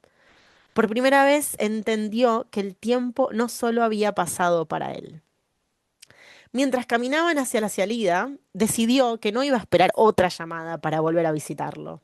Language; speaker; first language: Spanish; native; Spanish